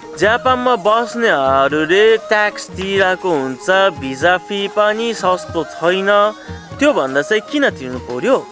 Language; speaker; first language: Nepali; non-native, fluent; Japanese